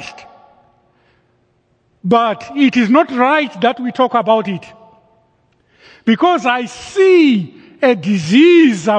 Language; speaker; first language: English; non-native, local second language; Shona